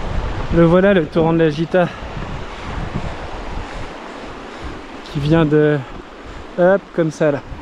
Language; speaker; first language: French; native; French